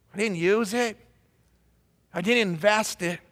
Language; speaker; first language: English; native; English